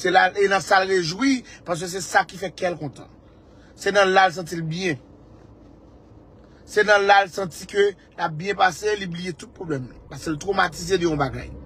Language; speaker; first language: French; non-native, local second language; Haitian Creole